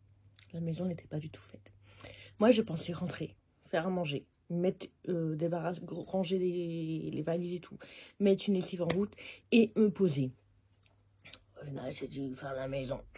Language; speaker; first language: French; native; French